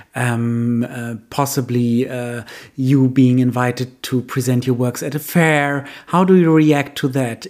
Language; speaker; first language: English; non-native, fluent; German